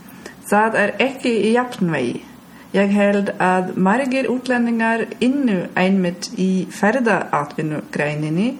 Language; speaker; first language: Icelandic; non-native, learner; German